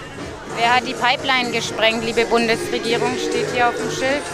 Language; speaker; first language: German; native; German